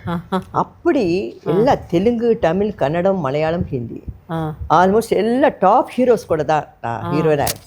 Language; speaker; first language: Tamil; non-native, local second language; Telugu